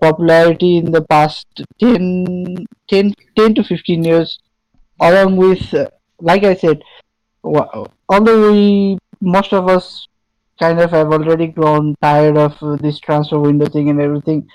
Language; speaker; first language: English; non-native, local second language; Nepali